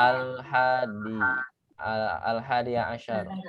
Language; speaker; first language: Arabic; non-native, fluent; Indonesian